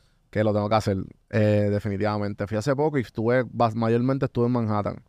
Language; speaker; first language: Spanish; native; Spanish